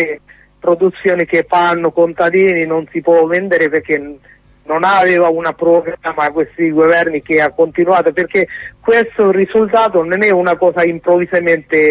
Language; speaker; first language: Italian; non-native, learner; Sinhala